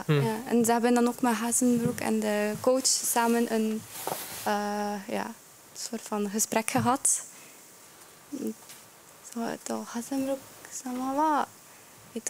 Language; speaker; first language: Dutch; early bilingual, other home language; Japanese